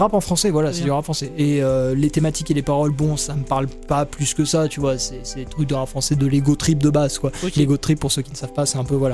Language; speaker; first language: French; native; French